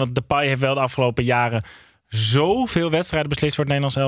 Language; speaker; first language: Dutch; native; Dutch